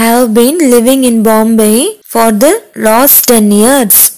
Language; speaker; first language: English; non-native, local second language; Tamil